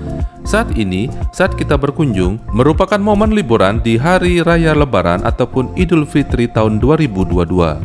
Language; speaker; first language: Indonesian; native; Indonesian